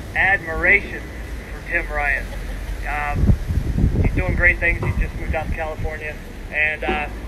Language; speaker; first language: English; native; English